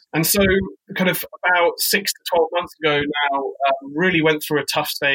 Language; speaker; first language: English; native; English